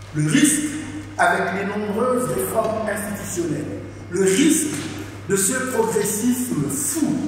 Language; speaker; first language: French; native; French